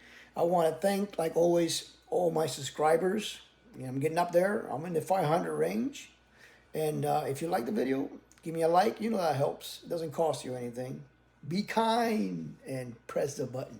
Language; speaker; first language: English; native; English